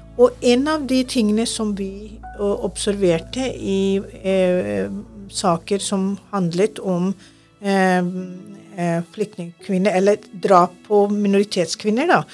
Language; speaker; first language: Norwegian; non-native, fluent; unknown